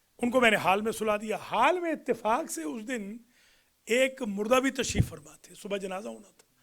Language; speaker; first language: Urdu; native; Urdu